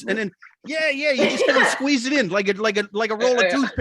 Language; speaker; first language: English; native; English